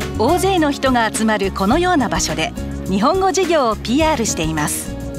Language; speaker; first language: Japanese; native; Japanese